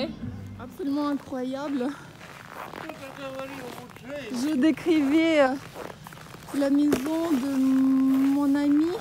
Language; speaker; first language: French; non-native, fluent; Russian